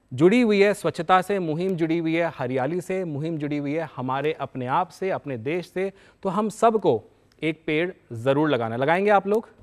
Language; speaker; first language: Hindi; native; Hindi